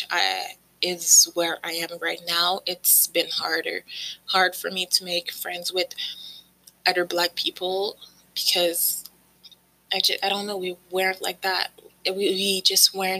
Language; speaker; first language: English; native; English